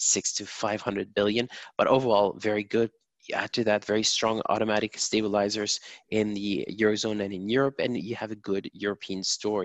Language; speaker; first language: English; non-native, fluent; German